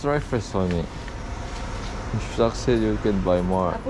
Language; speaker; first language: English; non-native, learner; Indonesian